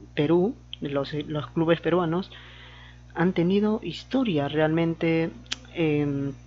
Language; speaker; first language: Spanish; native; Spanish